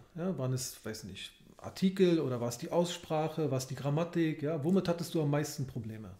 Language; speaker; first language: German; native; German